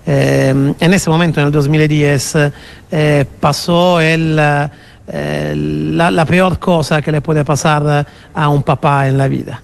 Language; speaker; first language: Spanish; non-native, fluent; Italian